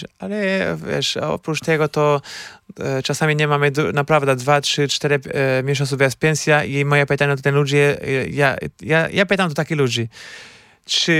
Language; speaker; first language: Polish; non-native, fluent; Portuguese